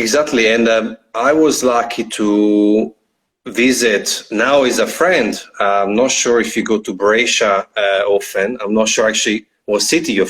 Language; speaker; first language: English; non-native, fluent; Italian